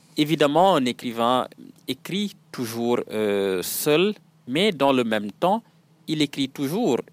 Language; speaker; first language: French; non-native, local second language; Serer